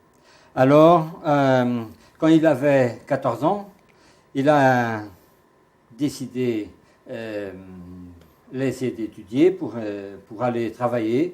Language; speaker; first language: French; non-native, fluent; Portuguese